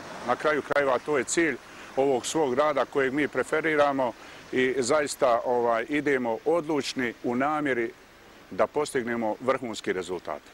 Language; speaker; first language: Bosnian; native; Bosnian